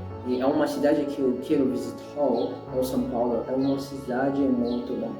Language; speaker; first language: Portuguese; non-native, learner; Haitian Creole